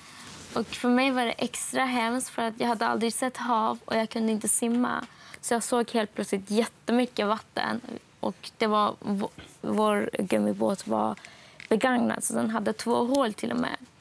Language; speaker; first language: Swedish; non-native, fluent; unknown